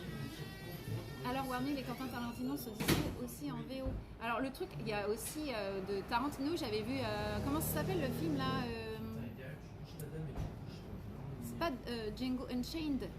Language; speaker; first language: French; native; French